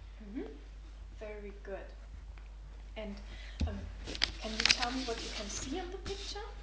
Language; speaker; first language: English; non-native, fluent; German